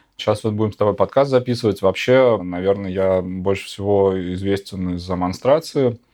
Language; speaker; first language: Russian; native; Russian